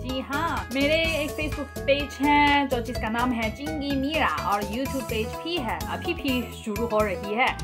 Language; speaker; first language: Hindi; non-native, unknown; Chinese